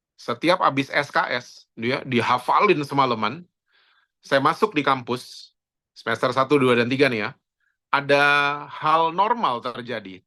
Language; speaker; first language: Indonesian; native; Indonesian